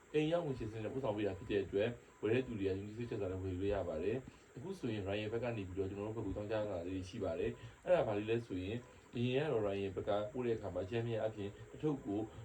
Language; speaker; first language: Burmese; native; Burmese